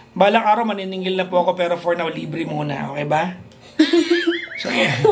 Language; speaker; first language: Filipino; native; Filipino